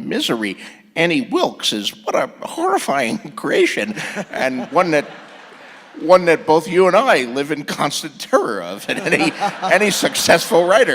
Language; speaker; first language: English; native; English